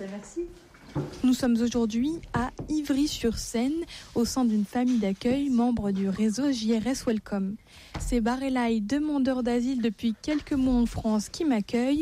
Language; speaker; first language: French; native; French